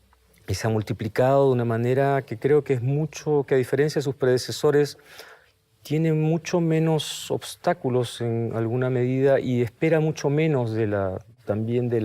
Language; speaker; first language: Spanish; native; Spanish